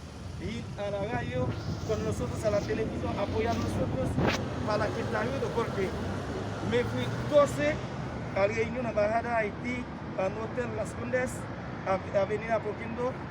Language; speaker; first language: Spanish; non-native, learner; Haitian Creole